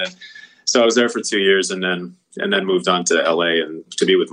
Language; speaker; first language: English; native; English